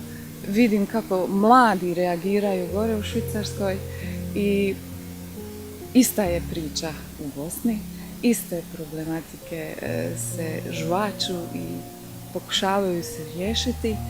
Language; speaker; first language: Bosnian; early bilingual, heritage; Bosnian